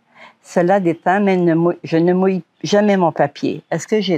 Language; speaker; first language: French; native; French